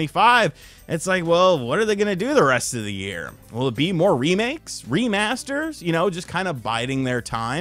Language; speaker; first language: English; native; English